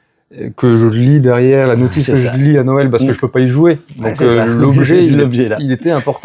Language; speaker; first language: French; native; French